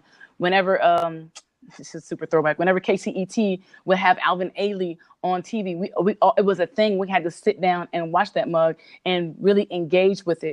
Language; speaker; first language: English; native; English